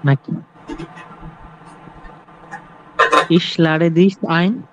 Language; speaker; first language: German; non-native, learner; Bangla